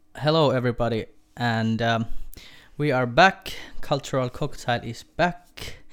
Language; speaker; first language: English; non-native, learner; Finnish